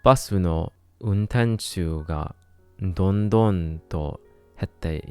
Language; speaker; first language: Japanese; non-native, learner; English